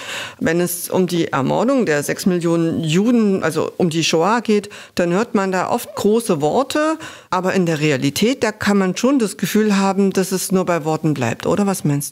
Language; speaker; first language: German; native; German